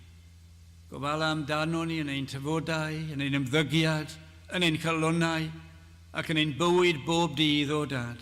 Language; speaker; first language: Welsh; native; Welsh